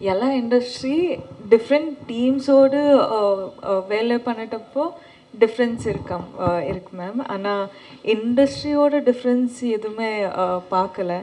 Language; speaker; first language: Tamil; non-native, learner; Kannada